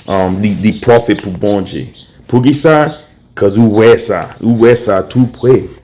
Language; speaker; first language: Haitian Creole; early bilingual, heritage; Haitian Creole